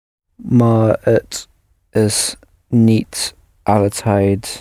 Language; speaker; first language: Dutch; non-native, learner; English